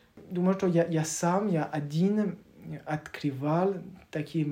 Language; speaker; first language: Russian; non-native, learner; French